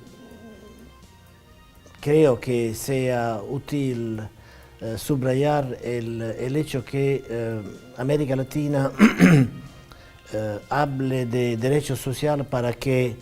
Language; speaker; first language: Spanish; non-native, fluent; Italian